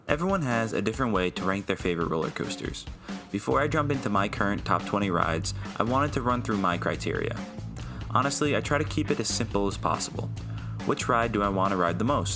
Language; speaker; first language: English; native; English